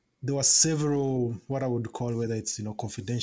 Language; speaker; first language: English; non-native, local second language; Ganda